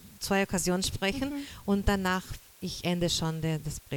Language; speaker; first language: German; non-native, fluent; Portuguese